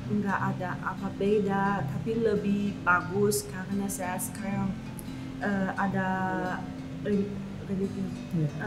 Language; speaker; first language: Indonesian; non-native, learner; Chinese